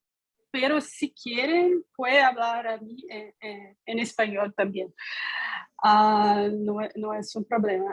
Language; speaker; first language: Spanish; non-native, learner; Portuguese